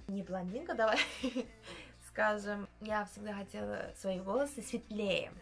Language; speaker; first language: Russian; native; Russian